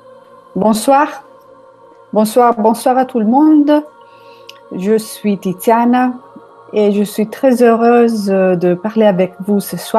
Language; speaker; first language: French; non-native, fluent; Italian